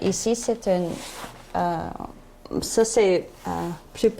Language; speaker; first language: French; non-native, learner; English